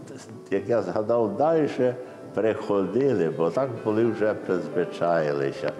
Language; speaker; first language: Ukrainian; early bilingual, heritage; Ukrainian